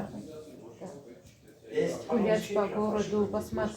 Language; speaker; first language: Russian; non-native, fluent; Armenian